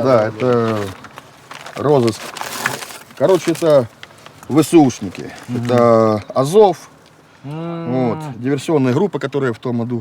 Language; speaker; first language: Russian; native; Russian